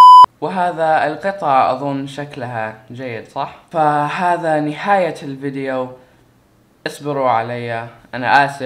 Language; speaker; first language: Arabic; early bilingual, heritage; Arabic